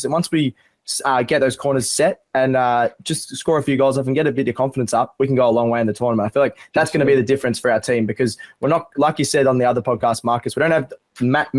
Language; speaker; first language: English; native; English